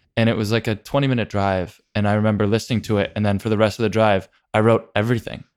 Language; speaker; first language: English; native; English